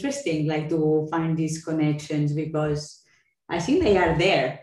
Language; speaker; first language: English; non-native, fluent; Spanish